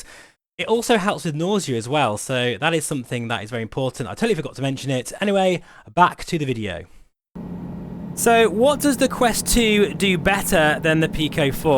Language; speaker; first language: English; native; English